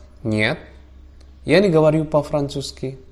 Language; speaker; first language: Russian; non-native, fluent; Javanese